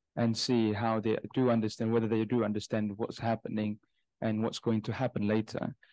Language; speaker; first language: English; non-native, fluent; Indonesian